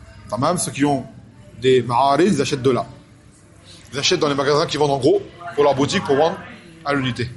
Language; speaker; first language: French; native; French